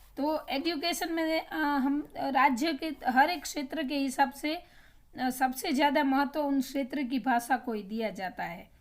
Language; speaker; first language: Hindi; non-native, local second language; Gujarati